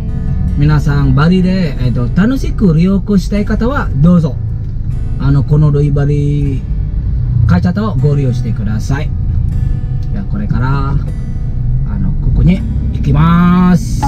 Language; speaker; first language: Japanese; non-native, fluent; Indonesian